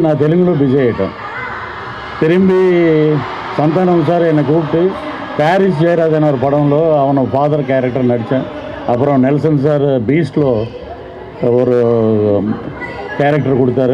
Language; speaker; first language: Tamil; non-native, local second language; Telugu